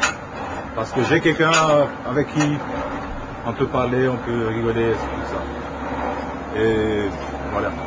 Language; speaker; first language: French; non-native, fluent; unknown